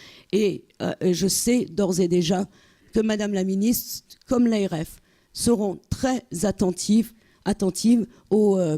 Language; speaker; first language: French; native; French